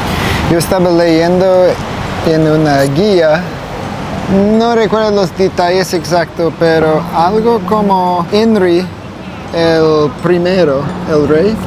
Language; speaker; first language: Spanish; non-native, learner; English